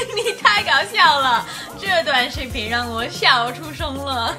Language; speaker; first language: Chinese; non-native, fluent; English